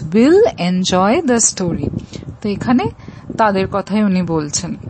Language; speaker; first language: English; non-native, local second language; Bangla